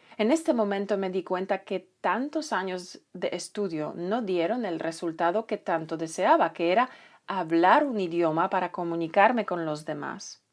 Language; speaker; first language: Spanish; non-native, fluent; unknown